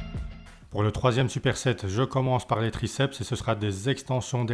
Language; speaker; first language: French; native; French